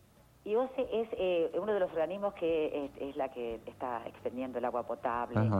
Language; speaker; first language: Spanish; native; Spanish